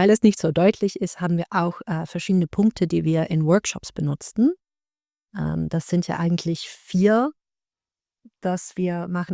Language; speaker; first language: German; non-native, learner; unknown